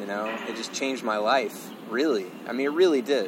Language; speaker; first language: English; native; English